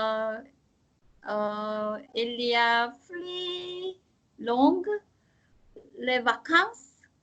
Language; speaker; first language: French; non-native, learner; Korean